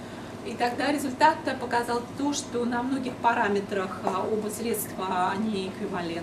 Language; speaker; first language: Russian; native; Russian